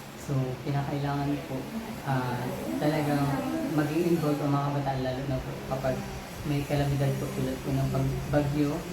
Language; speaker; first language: Filipino; native; Filipino